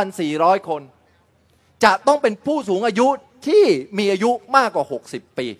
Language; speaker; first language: Thai; early bilingual, other home language; Chinese